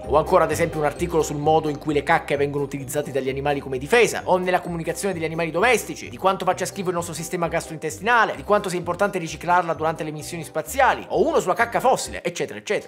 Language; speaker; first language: Italian; native; Italian